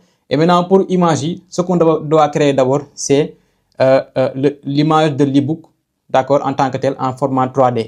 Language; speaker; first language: French; non-native, local second language; Wolof